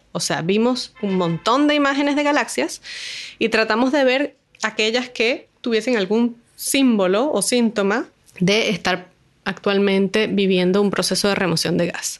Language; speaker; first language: Spanish; native; Spanish